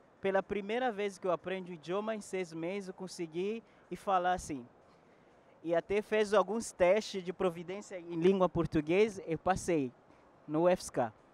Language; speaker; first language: Portuguese; non-native, fluent; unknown